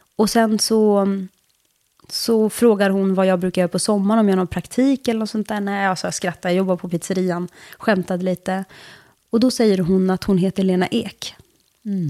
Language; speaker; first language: Swedish; early bilingual, other home language; Kurdish